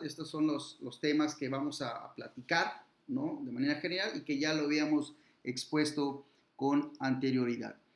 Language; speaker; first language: Spanish; native; Spanish